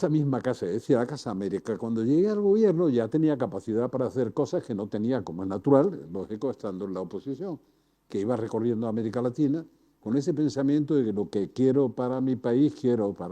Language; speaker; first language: Spanish; native; Spanish